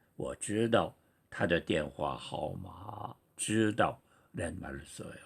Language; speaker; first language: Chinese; non-native, fluent; Korean